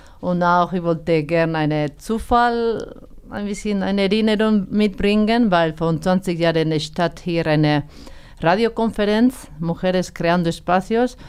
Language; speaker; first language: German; non-native, fluent; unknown